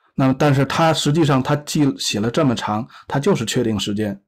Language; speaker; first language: Chinese; native; Chinese